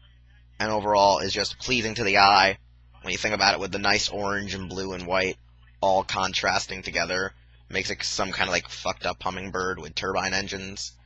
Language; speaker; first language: English; native; English